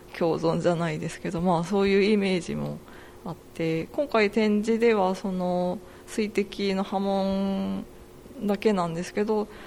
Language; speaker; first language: Japanese; native; Japanese